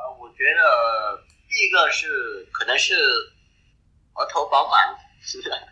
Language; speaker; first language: Chinese; non-native, learner; Vietnamese